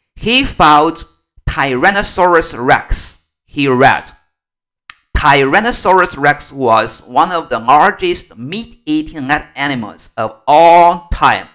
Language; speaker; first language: English; non-native, fluent; Chinese